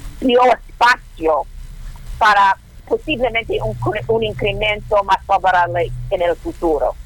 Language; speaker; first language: Spanish; non-native, learner; English